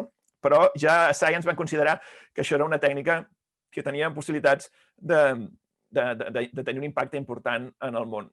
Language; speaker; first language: Catalan; native; Catalan